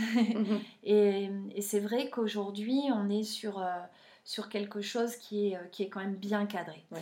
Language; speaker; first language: French; native; French